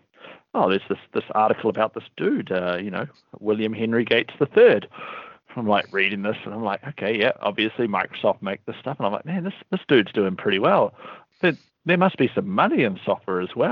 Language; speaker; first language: English; native; English